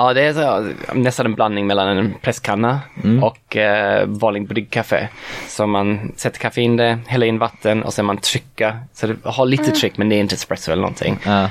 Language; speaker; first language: Swedish; non-native, fluent; English